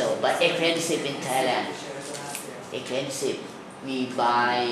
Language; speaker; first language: English; non-native, learner; Thai